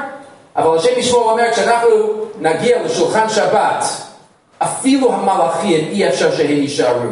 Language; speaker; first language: Hebrew; non-native, fluent; English